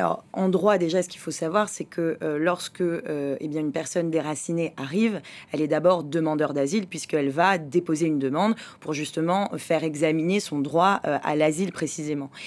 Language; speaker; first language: French; native; French